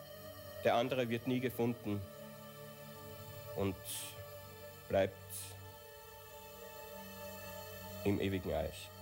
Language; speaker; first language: German; native; German